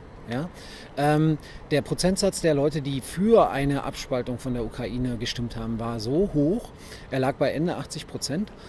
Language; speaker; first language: German; native; German